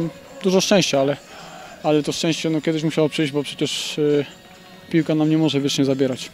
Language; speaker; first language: Polish; native; Polish